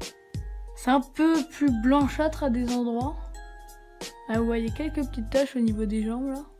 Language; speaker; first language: French; native; French